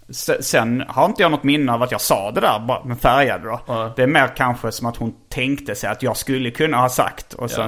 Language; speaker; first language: Swedish; native; Swedish